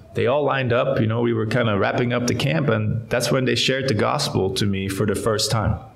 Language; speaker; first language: English; non-native, fluent; Dutch